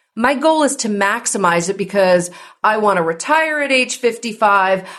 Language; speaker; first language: English; native; English